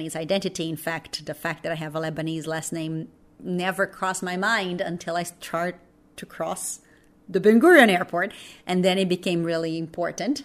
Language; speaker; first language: English; non-native, fluent; Portuguese